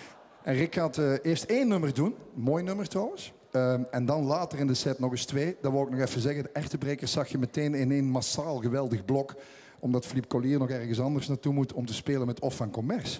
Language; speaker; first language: Dutch; native; Dutch